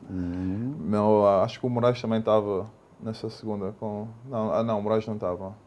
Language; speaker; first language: Portuguese; non-native, fluent; English